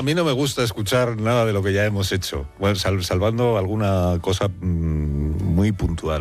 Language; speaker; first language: Spanish; native; Spanish